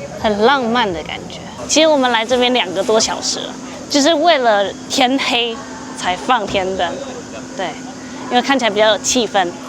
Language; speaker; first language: Chinese; native; Chinese